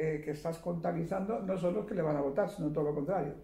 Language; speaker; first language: Spanish; early bilingual, heritage; Spanish